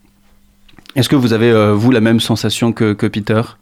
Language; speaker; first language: French; native; French